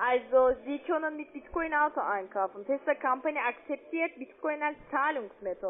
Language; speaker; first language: German; non-native, learner; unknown